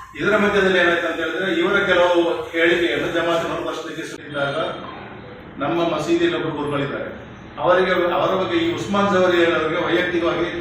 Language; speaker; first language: Kannada; non-native, local second language; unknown